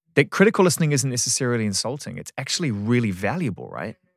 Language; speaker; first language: English; native; English